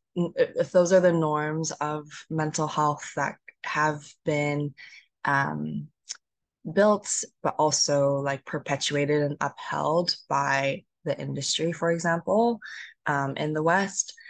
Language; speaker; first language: English; native; English